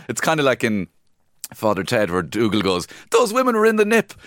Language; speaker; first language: English; native; English